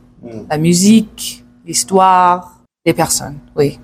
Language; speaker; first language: French; non-native, learner; English